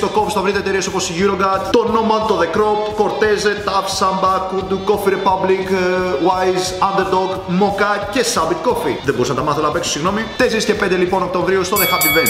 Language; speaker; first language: Greek; native; Greek